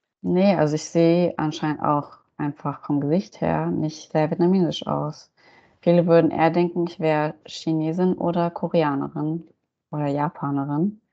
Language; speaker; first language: German; native; German